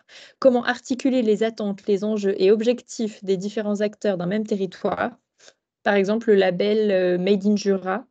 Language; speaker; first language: French; native; French